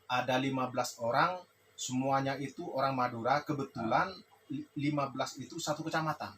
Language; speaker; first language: Indonesian; non-native, local second language; Madurese